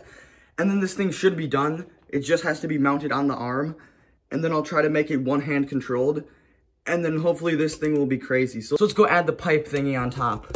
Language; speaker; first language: English; native; English